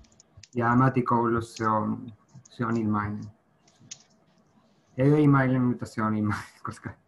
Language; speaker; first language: Finnish; non-native, learner; Spanish